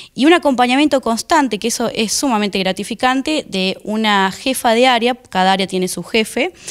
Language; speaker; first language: Spanish; native; Spanish